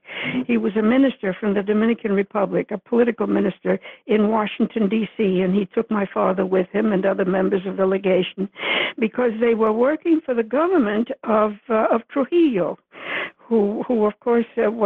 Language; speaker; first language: English; early bilingual, other home language; Spanish